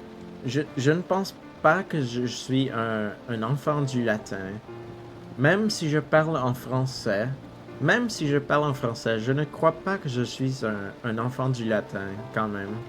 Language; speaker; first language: French; non-native, local second language; English